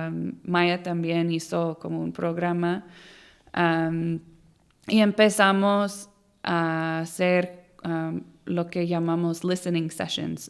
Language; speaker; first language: Spanish; non-native, fluent; English